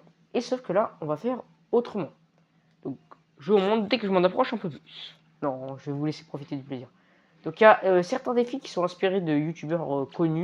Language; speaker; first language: French; native; French